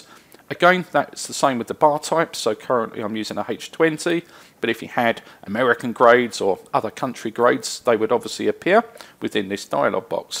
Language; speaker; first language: English; native; English